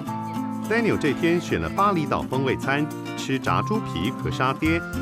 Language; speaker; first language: Chinese; native; Chinese